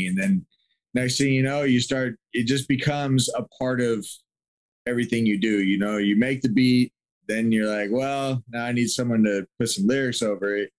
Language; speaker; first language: English; native; English